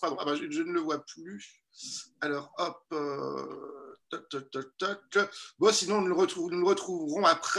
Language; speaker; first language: French; native; French